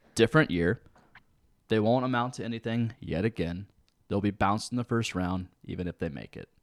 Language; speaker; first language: English; native; English